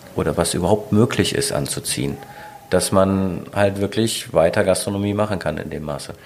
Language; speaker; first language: German; native; German